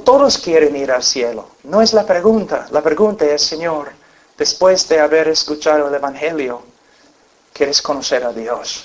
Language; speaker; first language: Spanish; non-native, fluent; English